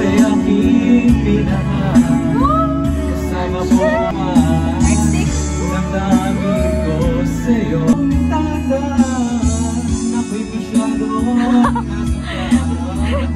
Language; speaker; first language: Filipino; native; Filipino